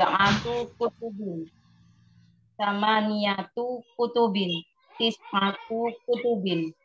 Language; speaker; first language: Arabic; non-native, learner; Indonesian